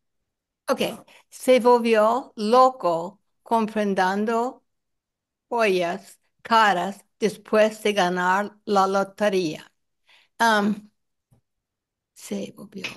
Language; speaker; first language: Spanish; non-native, learner; English